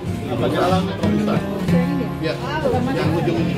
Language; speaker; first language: Indonesian; native; Indonesian